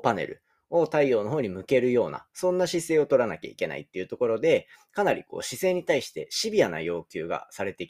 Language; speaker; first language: Japanese; native; Japanese